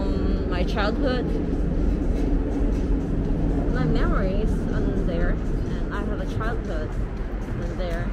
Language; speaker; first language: English; non-native, fluent; Korean